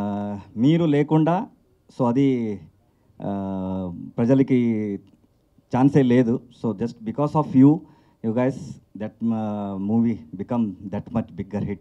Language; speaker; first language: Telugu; non-native, learner; Kannada